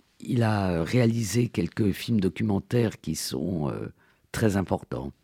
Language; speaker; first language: French; native; French